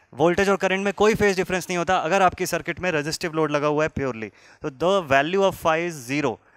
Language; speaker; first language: Hindi; native; Hindi